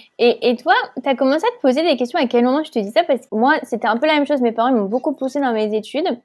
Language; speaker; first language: French; native; French